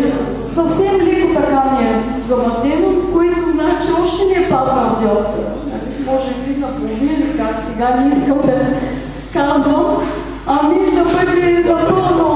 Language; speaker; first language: Bulgarian; native; Bulgarian